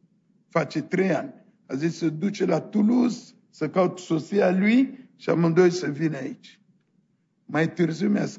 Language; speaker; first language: Romanian; non-native, fluent; French